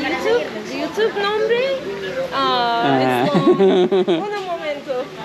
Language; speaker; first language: Spanish; non-native, learner; Turkish